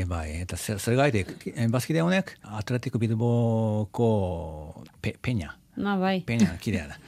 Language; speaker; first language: Basque; non-native, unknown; Japanese